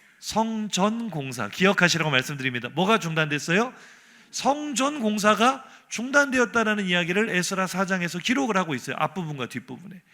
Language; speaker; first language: Korean; native; Korean